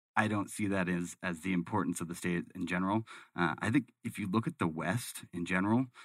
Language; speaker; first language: English; native; English